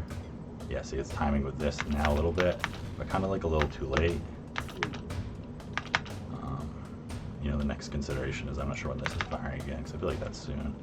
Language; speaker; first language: English; native; English